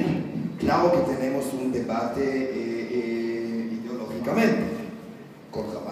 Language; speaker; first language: Spanish; non-native, learner; Hebrew